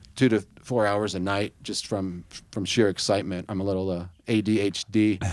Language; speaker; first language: English; native; English